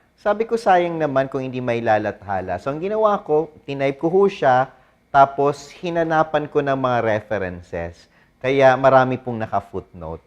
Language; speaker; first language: Filipino; non-native, local second language; Bikol